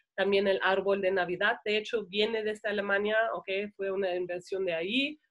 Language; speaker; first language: Spanish; non-native, fluent; German